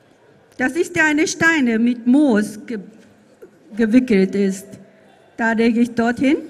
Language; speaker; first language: German; non-native, fluent; Japanese